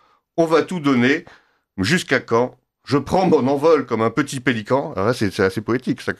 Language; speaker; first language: French; native; French